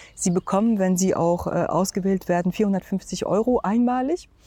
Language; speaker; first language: German; non-native, fluent; French